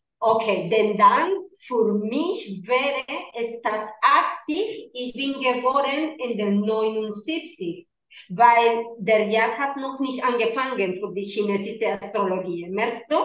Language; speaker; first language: German; non-native, learner; Spanish